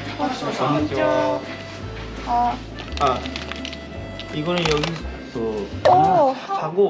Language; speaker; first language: Korean; non-native, learner; Japanese